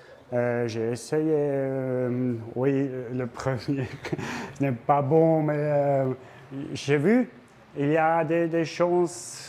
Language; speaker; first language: French; non-native, local second language; German